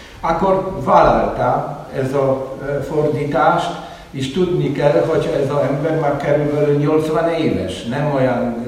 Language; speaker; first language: Hungarian; non-native, fluent; Polish